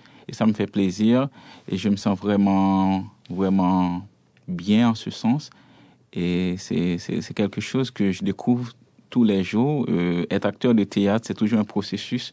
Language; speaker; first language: French; non-native, local second language; Haitian Creole